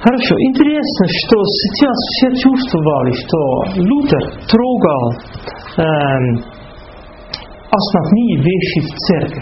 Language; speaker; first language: Russian; non-native, fluent; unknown